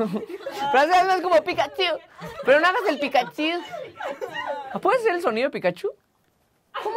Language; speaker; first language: Spanish; native; Spanish